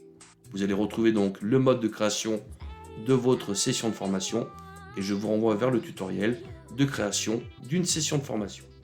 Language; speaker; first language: French; native; French